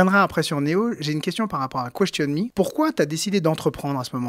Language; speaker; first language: French; native; French